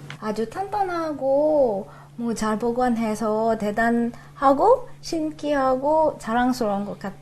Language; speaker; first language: Korean; non-native, fluent; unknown